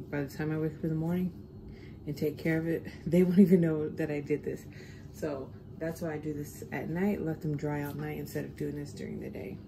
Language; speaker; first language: English; native; English